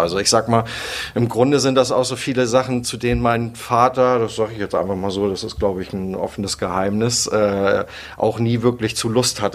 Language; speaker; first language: German; native; German